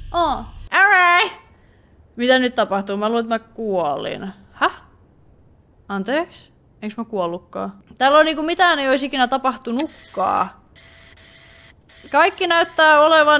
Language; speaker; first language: Finnish; native; Finnish